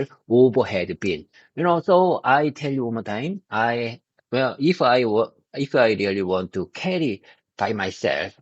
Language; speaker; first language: English; non-native, learner; Korean